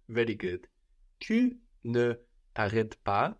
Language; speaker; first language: French; non-native, fluent; English